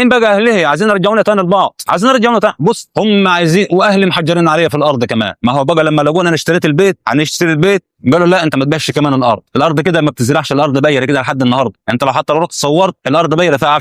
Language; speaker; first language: Arabic; native; Arabic